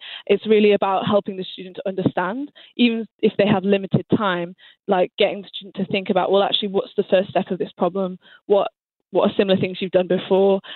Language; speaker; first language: English; native; English